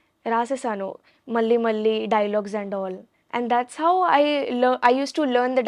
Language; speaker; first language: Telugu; non-native, local second language; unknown